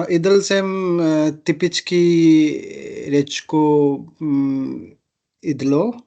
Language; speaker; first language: Czech; non-native, learner; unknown